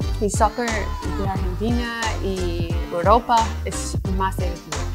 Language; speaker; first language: Spanish; non-native, learner; English